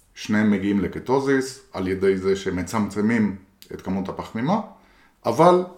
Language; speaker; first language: Hebrew; non-native, fluent; Spanish